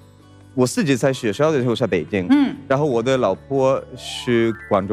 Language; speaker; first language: Chinese; non-native, fluent; Swedish